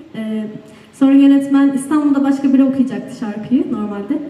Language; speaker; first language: Turkish; native; Turkish